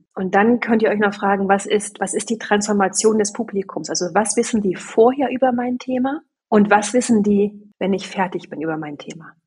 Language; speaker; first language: German; native; German